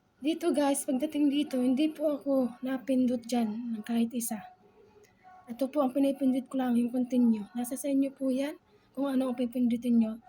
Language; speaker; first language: Filipino; non-native, local second language; Waray